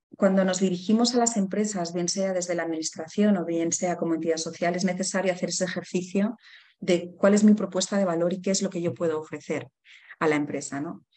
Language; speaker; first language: Spanish; native; Spanish